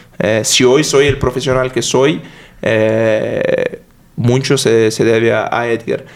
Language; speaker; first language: Spanish; non-native, fluent; Portuguese